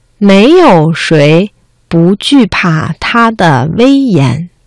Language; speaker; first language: Chinese; non-native, fluent; Vietnamese